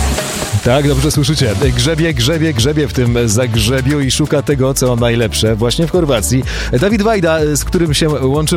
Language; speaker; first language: Polish; native; Polish